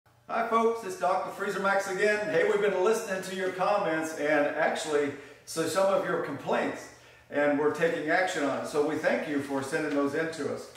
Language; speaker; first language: English; native; English